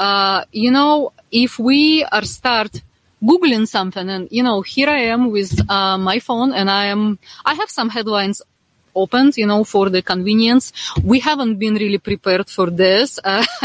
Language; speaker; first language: English; non-native, fluent; Russian